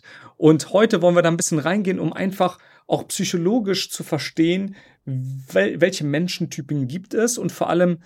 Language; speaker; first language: German; native; German